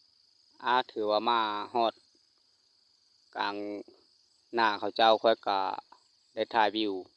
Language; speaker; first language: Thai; non-native, local second language; Lao